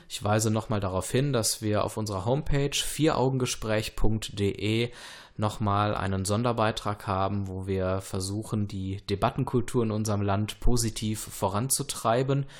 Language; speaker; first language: German; early bilingual, other home language; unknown